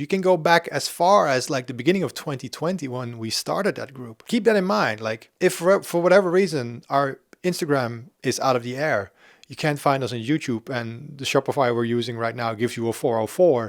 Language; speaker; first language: English; non-native, fluent; Dutch